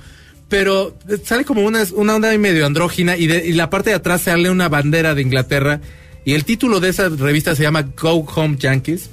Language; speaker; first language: Spanish; native; Spanish